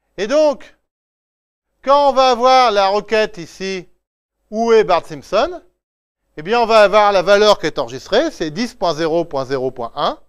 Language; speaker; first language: French; native; French